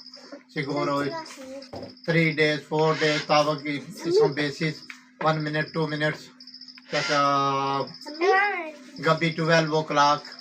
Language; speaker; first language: Filipino; non-native, learner; Punjabi